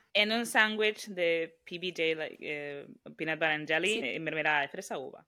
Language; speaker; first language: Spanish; native; Spanish